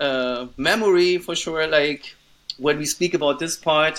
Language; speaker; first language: English; non-native, fluent; German